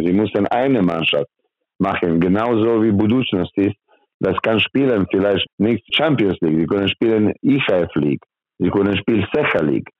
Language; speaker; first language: German; non-native, learner; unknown